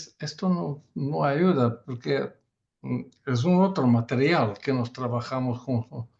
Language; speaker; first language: Spanish; non-native, learner; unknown